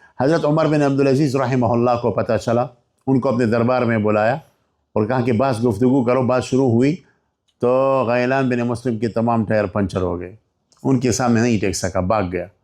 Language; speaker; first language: Urdu; non-native, local second language; Pashto